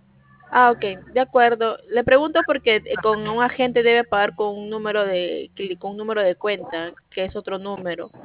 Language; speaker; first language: Spanish; native; Spanish